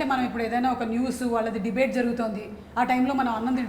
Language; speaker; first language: Telugu; native; Telugu